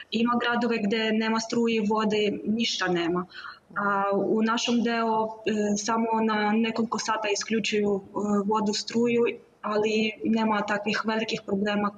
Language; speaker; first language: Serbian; non-native, learner; Ukrainian